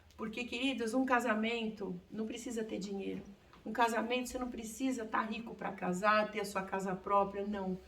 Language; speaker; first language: Portuguese; native; Portuguese